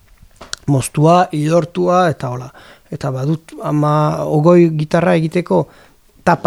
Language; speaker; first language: Basque; non-native, learner; French